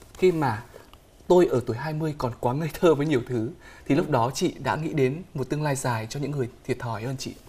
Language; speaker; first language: Vietnamese; native; Vietnamese